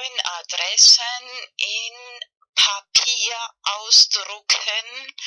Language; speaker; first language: German; non-native, learner; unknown